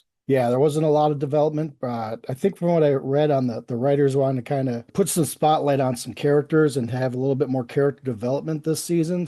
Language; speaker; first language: English; native; English